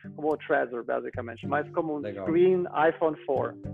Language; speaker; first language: Portuguese; non-native, fluent; German